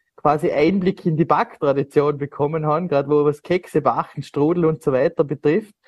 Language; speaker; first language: German; native; German